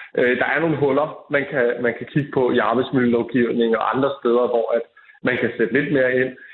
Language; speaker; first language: Danish; native; Danish